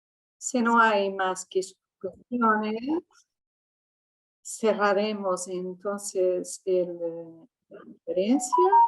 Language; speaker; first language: Spanish; non-native, fluent; Italian